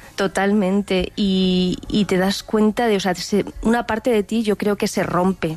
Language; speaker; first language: Spanish; native; Spanish